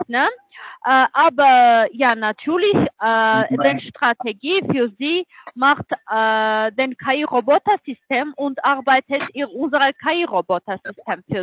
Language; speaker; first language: German; non-native, learner; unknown